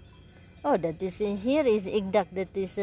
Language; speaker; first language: Dutch; non-native, learner; Filipino